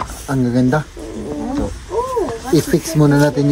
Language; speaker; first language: Filipino; native; Filipino